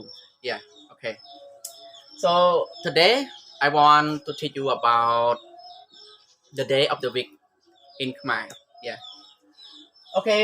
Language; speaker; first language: English; non-native, learner; Khmer